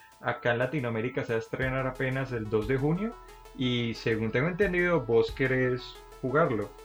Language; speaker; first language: Spanish; native; Spanish